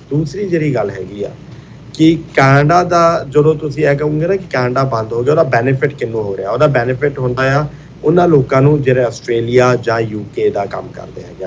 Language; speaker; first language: Punjabi; early bilingual, heritage; Punjabi